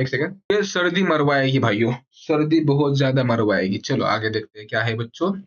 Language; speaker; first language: Hindi; non-native, local second language; Marathi